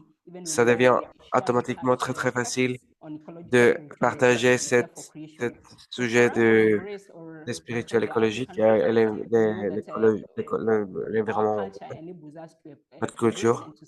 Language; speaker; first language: French; non-native, learner; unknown